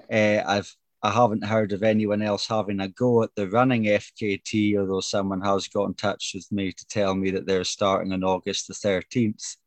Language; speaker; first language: English; native; English